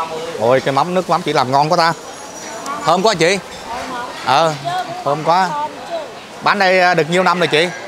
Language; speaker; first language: Vietnamese; native; Vietnamese